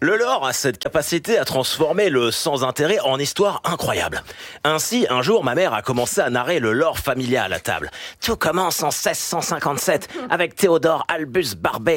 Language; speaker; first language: French; native; French